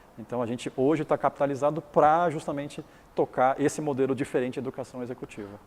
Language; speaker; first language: Portuguese; early bilingual, other home language; Chinese